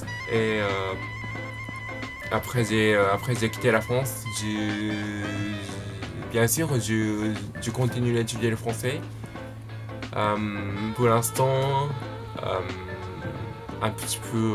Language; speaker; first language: French; non-native, learner; Japanese